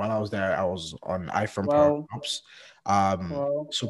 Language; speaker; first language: English; non-native, local second language; Yoruba